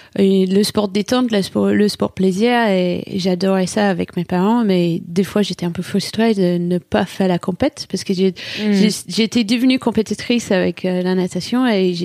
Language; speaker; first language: French; non-native, fluent; English